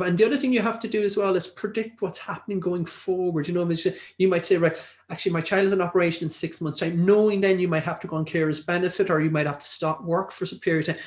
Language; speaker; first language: English; native; English